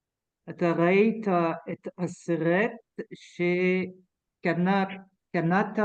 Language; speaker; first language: Hebrew; non-native, learner; French